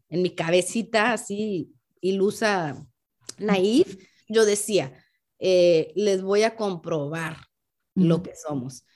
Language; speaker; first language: Spanish; native; Spanish